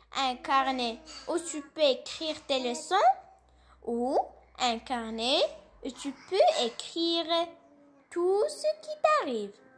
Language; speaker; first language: French; non-native, local second language; Arabic